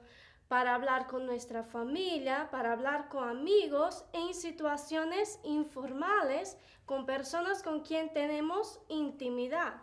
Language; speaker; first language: Spanish; non-native, fluent; Portuguese